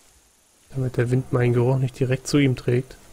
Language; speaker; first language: German; native; German